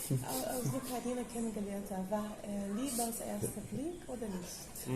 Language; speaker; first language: German; non-native, fluent; Portuguese